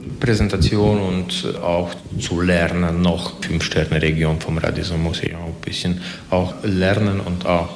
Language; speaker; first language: German; non-native, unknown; Hungarian